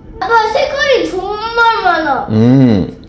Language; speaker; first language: Korean; early bilingual, heritage; English